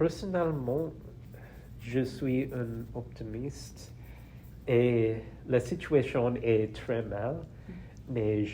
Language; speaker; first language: French; non-native, learner; English